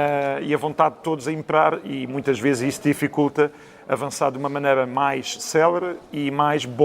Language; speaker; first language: Portuguese; native; Portuguese